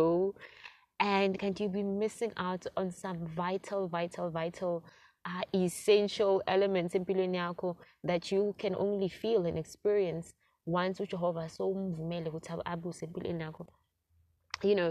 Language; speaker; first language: English; non-native, local second language; Zulu